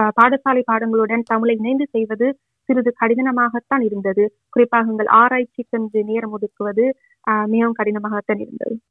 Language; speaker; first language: Tamil; early bilingual, heritage; Tamil